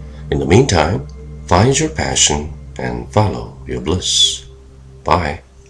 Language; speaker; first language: English; non-native, fluent; Korean